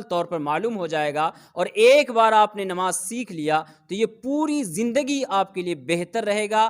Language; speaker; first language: Urdu; native; Urdu